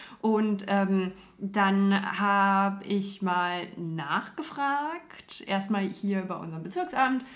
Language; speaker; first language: German; native; German